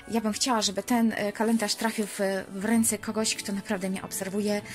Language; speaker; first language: Polish; non-native, fluent; Ukrainian